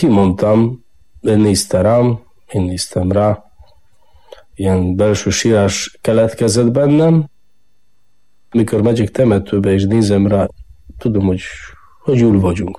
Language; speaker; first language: Hungarian; non-native, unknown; Polish